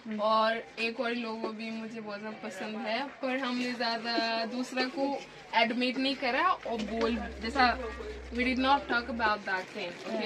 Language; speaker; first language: Hindi; non-native, learner; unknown